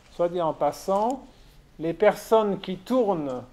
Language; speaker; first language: French; native; French